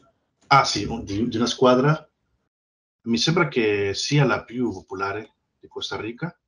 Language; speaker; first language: Italian; non-native, learner; Spanish